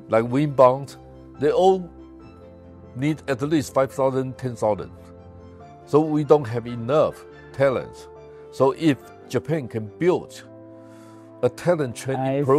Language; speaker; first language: English; non-native, fluent; Chinese